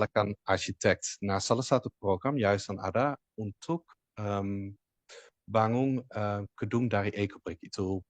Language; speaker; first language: Indonesian; non-native, fluent; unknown